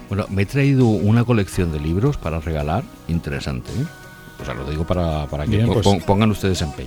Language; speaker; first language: Spanish; native; Spanish